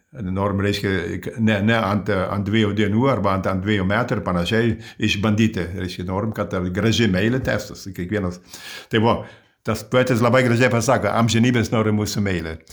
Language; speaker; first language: Lithuanian; early bilingual, heritage; Lithuanian